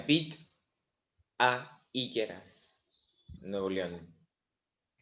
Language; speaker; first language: French; non-native, learner; Spanish